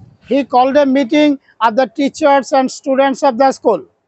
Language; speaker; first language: English; non-native, local second language; Bangla